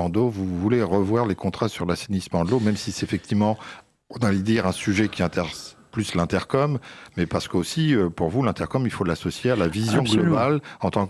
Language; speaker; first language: French; native; French